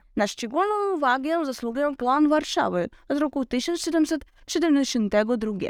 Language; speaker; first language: Polish; non-native, learner; Ukrainian